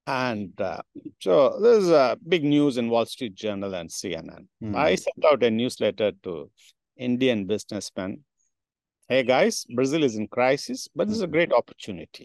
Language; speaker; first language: English; non-native, local second language; Tamil